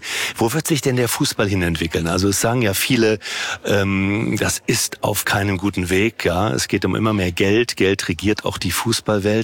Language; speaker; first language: German; native; German